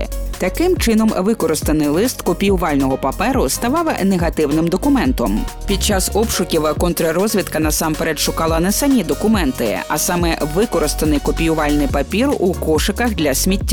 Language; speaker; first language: Ukrainian; native; Ukrainian